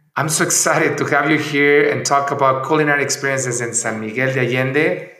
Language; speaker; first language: English; non-native, fluent; Spanish